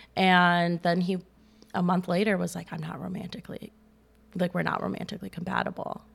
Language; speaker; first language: English; native; English